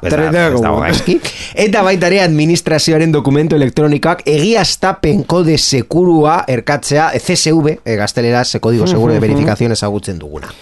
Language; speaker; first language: Basque; non-native, local second language; Spanish